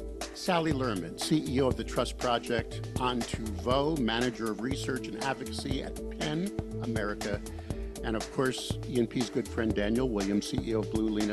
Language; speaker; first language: English; native; English